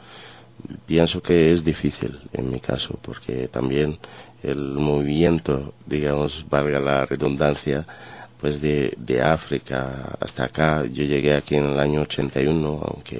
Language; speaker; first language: Spanish; non-native, fluent; Arabic